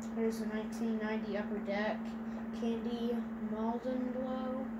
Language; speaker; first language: English; native; English